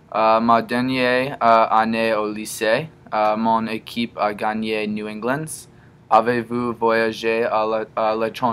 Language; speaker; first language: French; non-native, learner; English